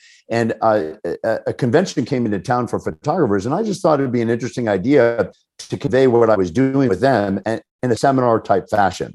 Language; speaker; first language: English; native; English